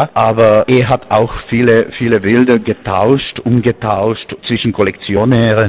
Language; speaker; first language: German; non-native, fluent; Czech